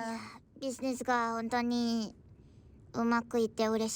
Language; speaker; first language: Japanese; non-native, learner; Indonesian